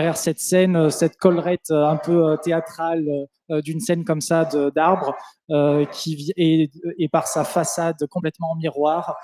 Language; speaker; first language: French; native; French